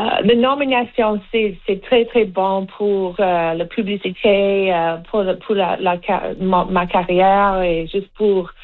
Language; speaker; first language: French; non-native, local second language; English